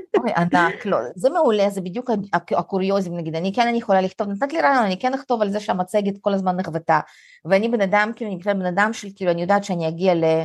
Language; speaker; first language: Hebrew; early bilingual, other home language; Russian